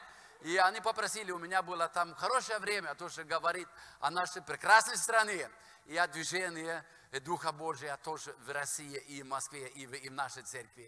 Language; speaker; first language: Russian; non-native, fluent; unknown